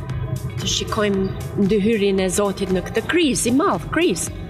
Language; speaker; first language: Albanian; non-native, learner; English